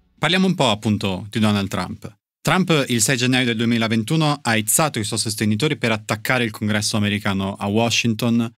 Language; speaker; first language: Italian; native; Italian